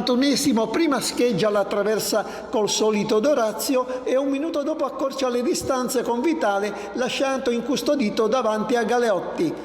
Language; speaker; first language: Italian; native; Italian